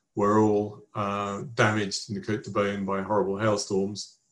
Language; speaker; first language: English; native; English